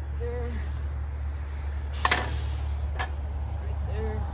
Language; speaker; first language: English; native; English